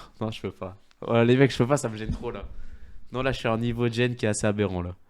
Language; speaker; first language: French; native; French